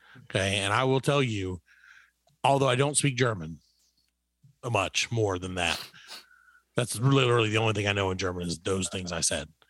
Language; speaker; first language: English; native; English